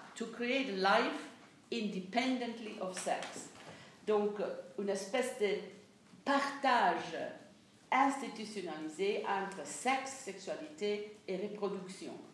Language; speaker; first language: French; non-native, fluent; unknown